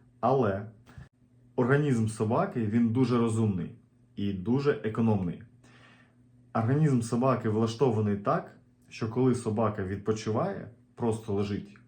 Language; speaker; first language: Ukrainian; native; Ukrainian